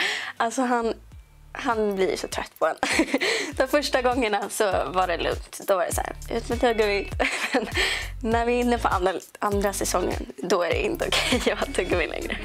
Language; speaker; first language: Swedish; native; Swedish